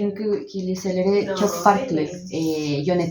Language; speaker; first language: Turkish; non-native, learner; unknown